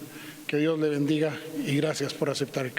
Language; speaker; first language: Spanish; native; Spanish